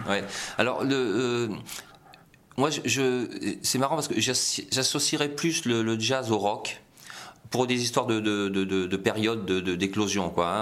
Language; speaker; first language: French; native; French